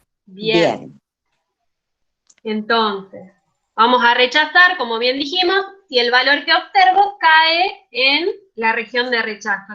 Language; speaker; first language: Spanish; native; Spanish